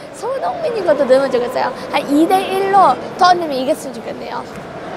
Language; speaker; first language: Korean; native; Korean